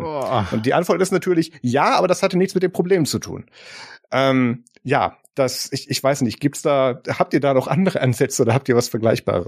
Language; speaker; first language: German; native; German